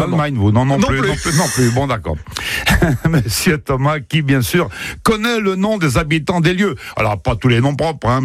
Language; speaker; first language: French; native; French